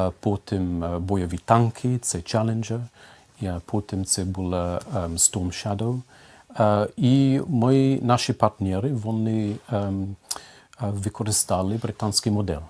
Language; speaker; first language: Ukrainian; non-native, fluent; English